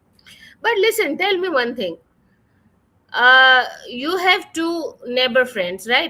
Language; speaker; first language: English; non-native, fluent; Urdu